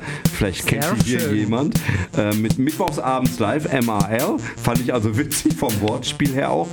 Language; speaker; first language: German; native; German